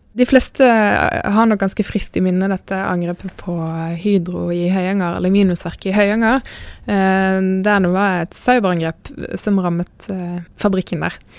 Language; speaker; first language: Norwegian; native; Norwegian